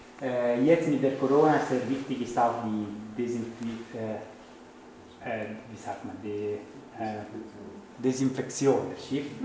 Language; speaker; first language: German; non-native, fluent; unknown